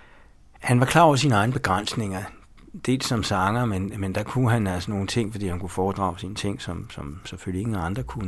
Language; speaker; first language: Danish; native; Danish